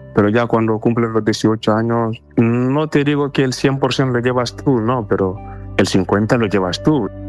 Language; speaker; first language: Spanish; non-native, fluent; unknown